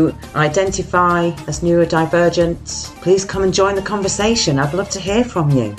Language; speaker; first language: English; native; English